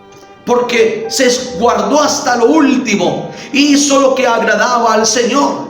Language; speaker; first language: Spanish; native; Spanish